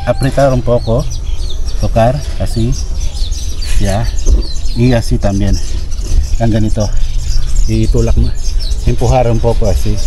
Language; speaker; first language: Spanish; non-native, learner; Filipino